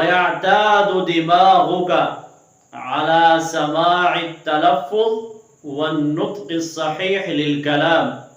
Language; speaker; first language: Arabic; non-native, fluent; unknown